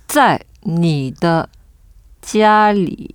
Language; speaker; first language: Chinese; non-native, learner; French